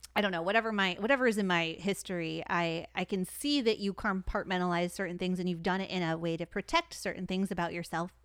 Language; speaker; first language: English; native; English